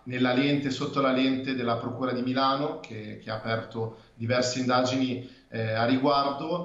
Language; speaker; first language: Italian; native; Italian